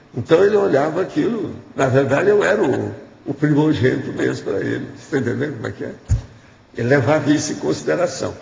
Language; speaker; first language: Portuguese; native; Portuguese